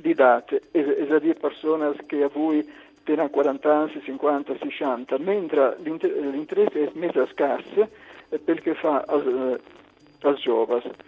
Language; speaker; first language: Catalan; non-native, local second language; Italian